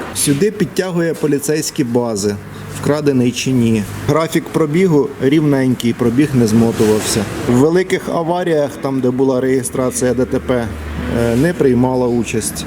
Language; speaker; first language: Ukrainian; non-native, local second language; Russian